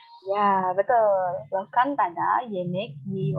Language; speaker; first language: Turkish; non-native, fluent; Indonesian